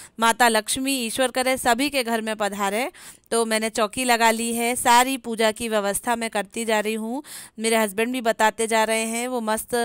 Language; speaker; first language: Hindi; native; Hindi